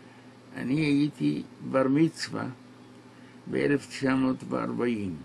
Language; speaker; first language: Hebrew; non-native, local second language; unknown